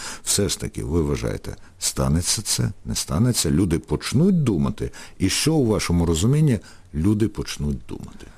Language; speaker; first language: Ukrainian; native; Ukrainian